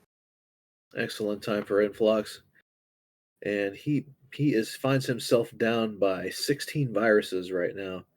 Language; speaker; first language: English; native; English